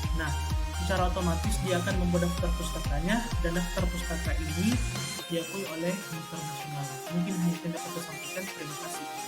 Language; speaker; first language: Indonesian; native; Indonesian